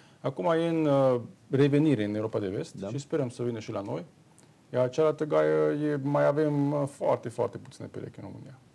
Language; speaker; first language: Romanian; non-native, local second language; Hungarian